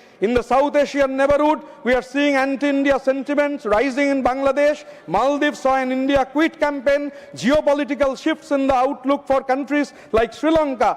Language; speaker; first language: English; non-native, local second language; Bangla